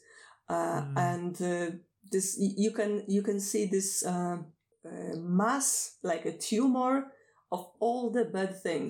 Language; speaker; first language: English; non-native, fluent; Polish